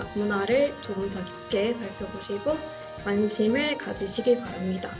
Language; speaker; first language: Korean; non-native, fluent; Arabic